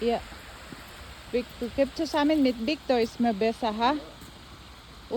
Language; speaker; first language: German; non-native, learner; Filipino